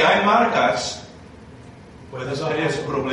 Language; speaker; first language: Spanish; non-native, learner; English